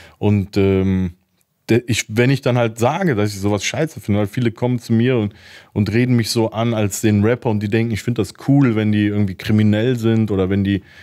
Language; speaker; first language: German; early bilingual, other home language; Turkish